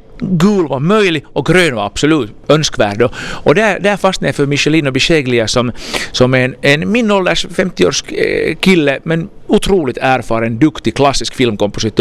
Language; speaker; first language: Swedish; native; Swedish